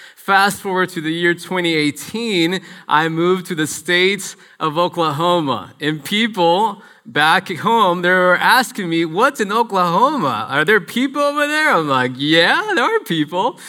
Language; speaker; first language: English; early bilingual, other home language; Spanish